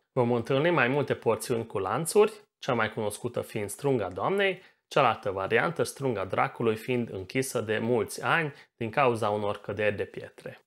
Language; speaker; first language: Romanian; non-native, local second language; Hungarian